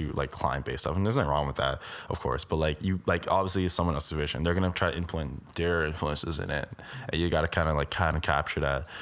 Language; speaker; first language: English; native; English